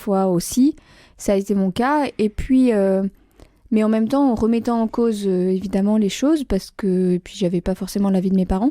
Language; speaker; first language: French; native; French